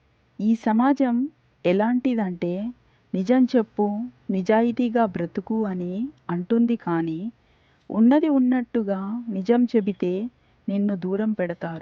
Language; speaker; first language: Telugu; native; Telugu